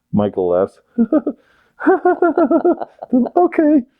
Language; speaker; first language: English; native; English